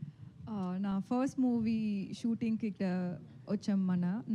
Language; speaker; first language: Telugu; non-native, learner; Tamil